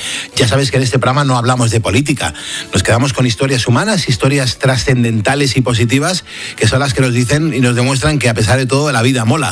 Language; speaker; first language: Spanish; native; Spanish